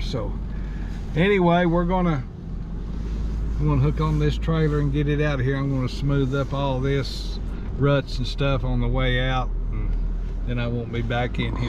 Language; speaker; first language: English; native; English